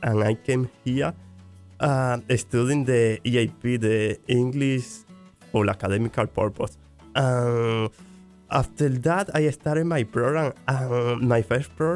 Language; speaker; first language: English; non-native, fluent; Spanish